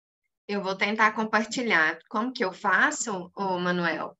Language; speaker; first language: Portuguese; non-native, fluent; Spanish